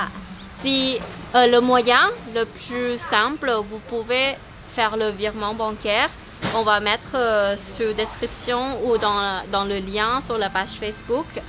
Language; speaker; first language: French; non-native, learner; Thai